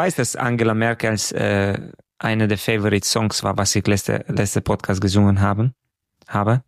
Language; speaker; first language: German; non-native, fluent; Romanian